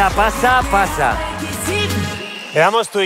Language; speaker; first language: Spanish; native; Spanish